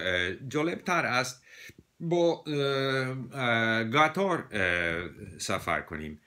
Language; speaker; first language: Persian; non-native, learner; English